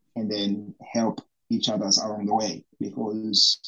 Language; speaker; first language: English; non-native, local second language; Rundi